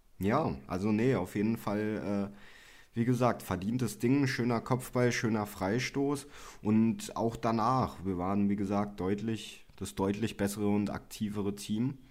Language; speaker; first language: German; native; German